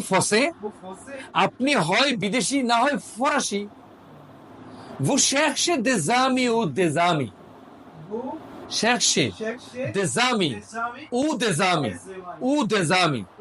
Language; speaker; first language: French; non-native, fluent; Bangla